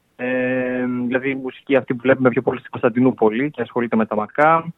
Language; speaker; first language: Greek; native; Greek